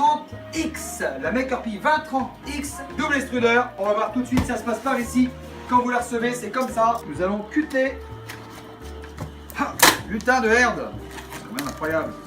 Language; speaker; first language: French; native; French